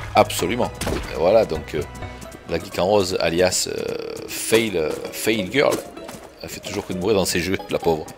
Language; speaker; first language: French; native; French